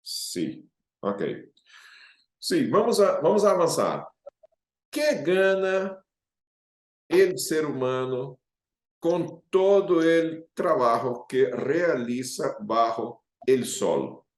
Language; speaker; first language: Spanish; non-native, fluent; Portuguese